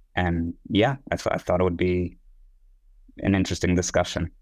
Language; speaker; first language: English; non-native, fluent; Hebrew